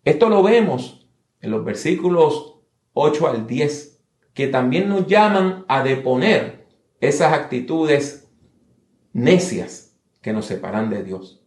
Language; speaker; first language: Spanish; native; Spanish